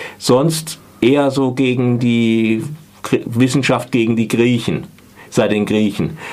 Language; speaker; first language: German; native; German